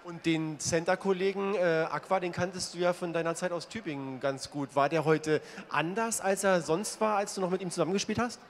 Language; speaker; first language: German; native; German